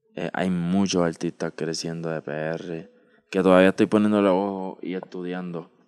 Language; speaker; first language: Spanish; native; Spanish